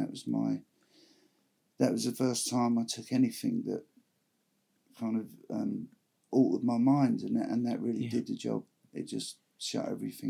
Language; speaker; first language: English; native; English